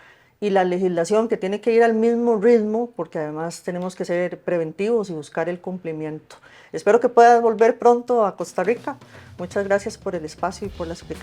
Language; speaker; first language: Spanish; native; Spanish